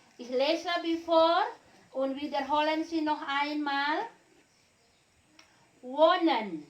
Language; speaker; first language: German; non-native, learner; Indonesian